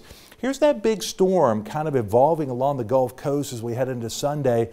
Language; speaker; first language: English; native; English